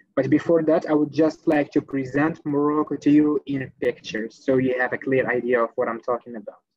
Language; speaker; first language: English; non-native, fluent; Arabic